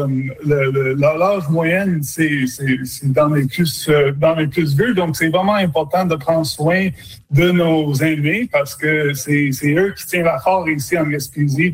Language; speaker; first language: French; native; French